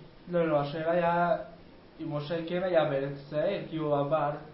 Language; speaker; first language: Hebrew; non-native, learner; Spanish